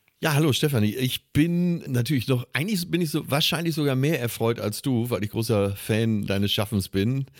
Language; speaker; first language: German; native; German